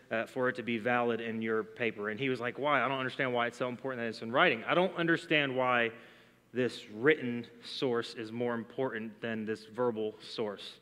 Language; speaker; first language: English; native; English